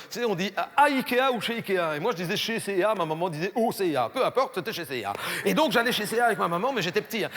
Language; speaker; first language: French; native; French